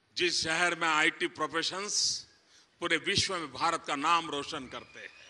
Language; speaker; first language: Hindi; non-native, local second language; Gujarati